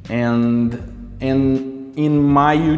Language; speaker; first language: English; non-native, local second language; Portuguese